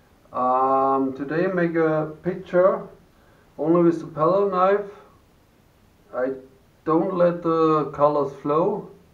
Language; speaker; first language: English; non-native, learner; German